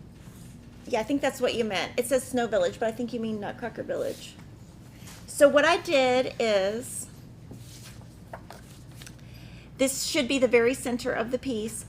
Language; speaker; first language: English; native; English